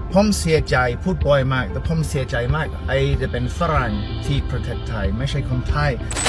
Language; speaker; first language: Thai; non-native, learner; English